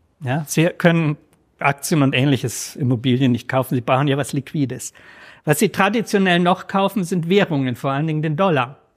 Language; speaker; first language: German; native; German